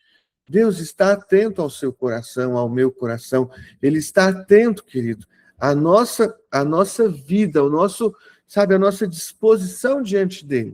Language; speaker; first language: Portuguese; native; Portuguese